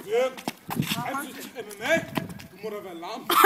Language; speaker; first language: Danish; early bilingual, other home language; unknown